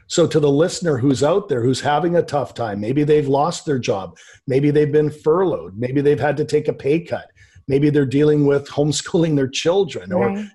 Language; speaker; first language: English; native; English